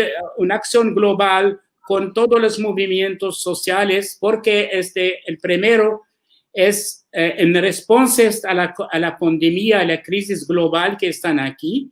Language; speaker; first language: Spanish; non-native, learner; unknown